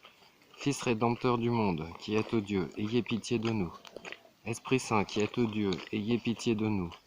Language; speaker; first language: French; native; French